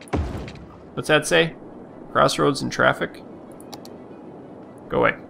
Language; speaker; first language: English; native; English